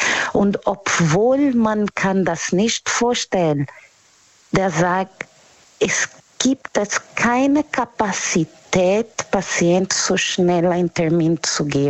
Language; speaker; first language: German; non-native, learner; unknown